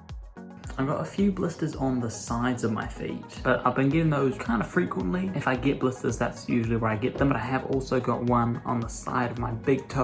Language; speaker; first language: English; native; English